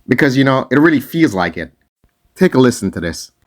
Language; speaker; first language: English; native; English